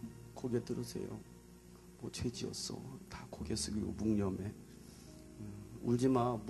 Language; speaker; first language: Korean; native; Korean